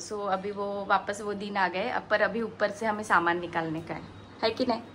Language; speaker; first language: Hindi; non-native, local second language; Marathi